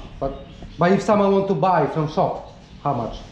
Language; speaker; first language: English; non-native, learner; Polish